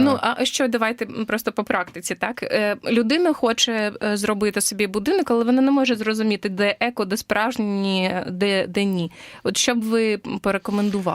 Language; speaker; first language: Ukrainian; native; Ukrainian